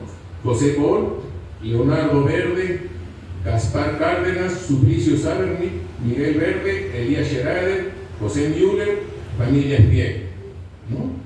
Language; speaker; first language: Spanish; native; Spanish